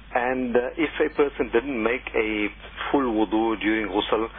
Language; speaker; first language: English; native; English